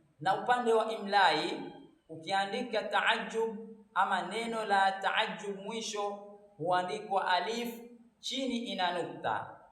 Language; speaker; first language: Swahili; native; Swahili